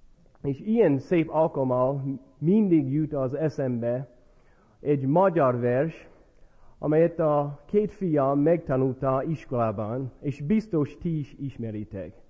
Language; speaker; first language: Hungarian; non-native, fluent; English